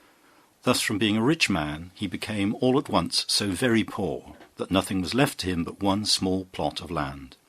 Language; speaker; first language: English; native; English